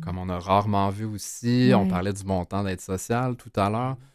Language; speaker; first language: French; native; French